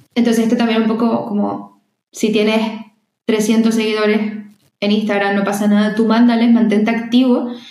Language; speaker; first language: Spanish; native; Spanish